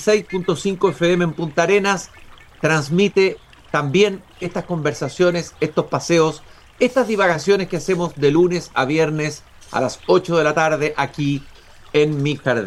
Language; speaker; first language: Spanish; native; Spanish